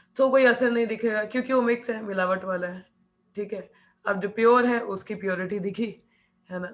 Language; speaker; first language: Hindi; non-native, local second language; Punjabi